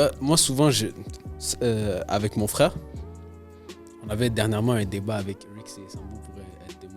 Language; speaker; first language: French; native; French